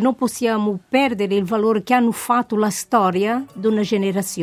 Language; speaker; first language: Italian; non-native, fluent; Portuguese